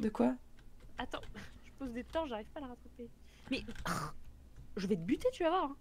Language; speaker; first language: French; native; French